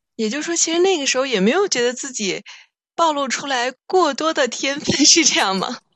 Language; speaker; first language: Chinese; native; Chinese